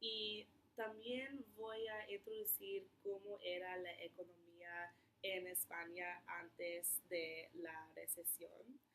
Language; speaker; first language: Spanish; non-native, learner; English